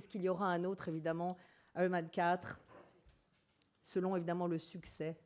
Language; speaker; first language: French; native; French